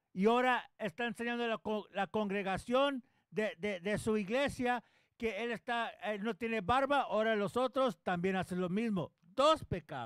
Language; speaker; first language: Spanish; non-native, learner; English